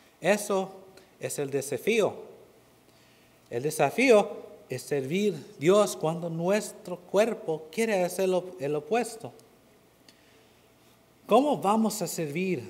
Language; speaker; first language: Spanish; non-native, fluent; English